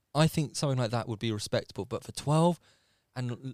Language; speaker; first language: English; native; English